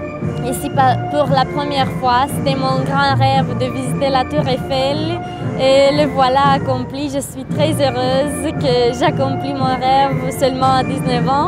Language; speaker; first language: French; non-native, fluent; Romanian